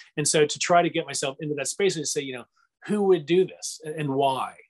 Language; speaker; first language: English; native; English